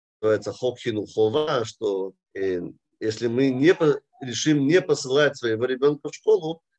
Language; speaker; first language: Russian; early bilingual, heritage; Russian